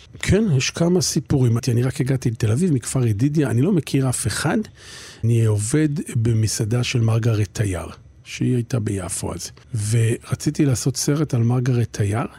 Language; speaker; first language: Hebrew; native; Hebrew